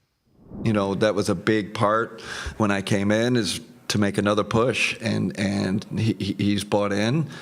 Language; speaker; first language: English; native; English